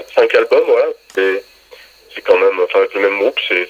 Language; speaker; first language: French; native; French